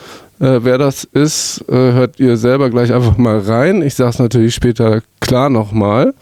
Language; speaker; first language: German; native; German